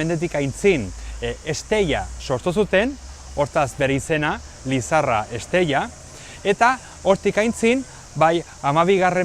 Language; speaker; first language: Basque; native; Basque